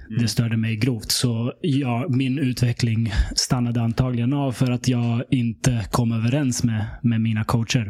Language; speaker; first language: Swedish; early bilingual, other home language; Serbian